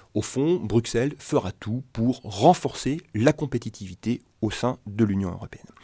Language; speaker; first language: French; native; French